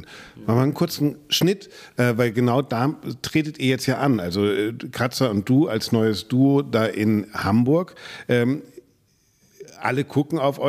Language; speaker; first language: German; native; German